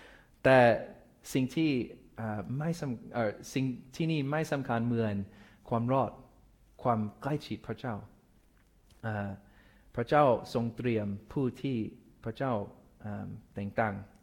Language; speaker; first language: Thai; non-native, fluent; English